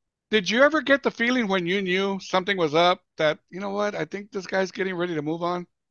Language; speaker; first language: English; early bilingual, other home language; Spanish